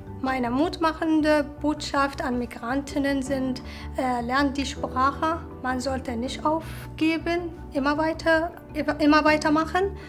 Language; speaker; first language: German; non-native, fluent; Arabic